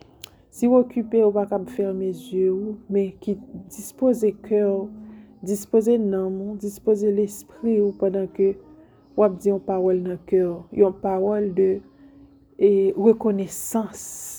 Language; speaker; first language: French; non-native, local second language; Haitian Creole